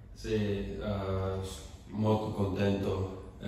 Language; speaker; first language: Italian; non-native, learner; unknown